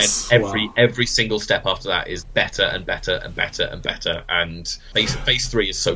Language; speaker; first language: English; native; English